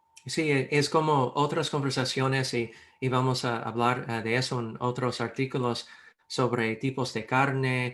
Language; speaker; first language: Spanish; non-native, fluent; English